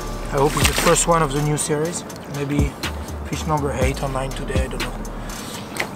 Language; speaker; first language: English; non-native, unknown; French